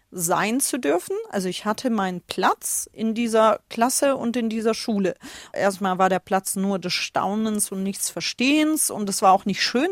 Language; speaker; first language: German; early bilingual, other home language; Russian